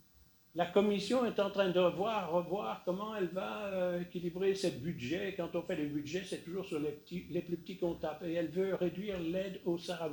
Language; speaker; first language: French; native; French